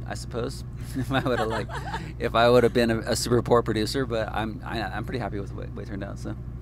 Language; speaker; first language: English; native; English